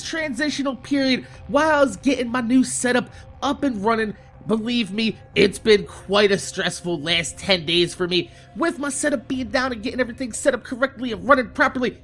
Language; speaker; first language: English; native; English